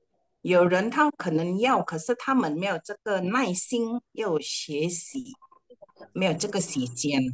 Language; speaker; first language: Chinese; early bilingual, heritage; Chinese